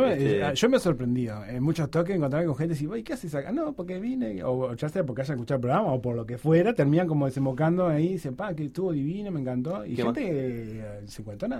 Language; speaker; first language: Spanish; native; Spanish